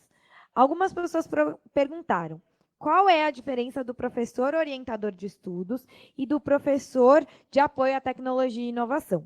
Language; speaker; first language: Portuguese; native; Portuguese